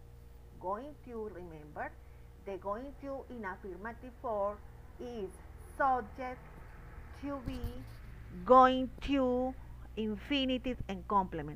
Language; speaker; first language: English; non-native, learner; Spanish